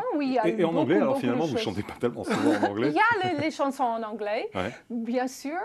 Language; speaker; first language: French; non-native, fluent; English